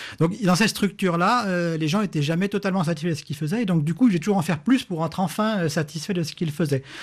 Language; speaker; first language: French; native; French